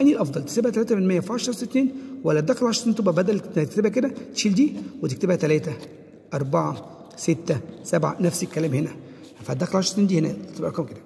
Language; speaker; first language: Arabic; native; Arabic